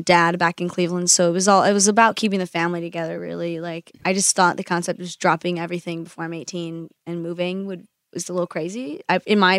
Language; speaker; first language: English; early bilingual, other home language; Spanish